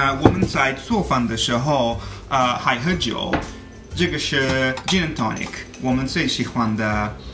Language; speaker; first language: Chinese; non-native, learner; Italian